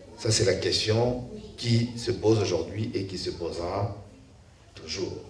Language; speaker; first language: French; non-native, local second language; Lingala